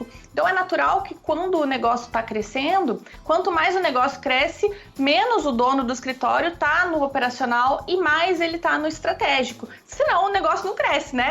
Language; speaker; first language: Portuguese; native; Portuguese